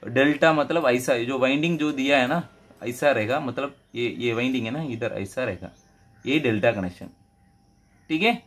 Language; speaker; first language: Hindi; non-native, local second language; Tamil